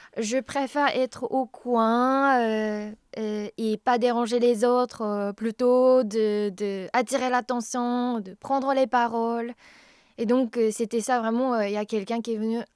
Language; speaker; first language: French; non-native, fluent; Japanese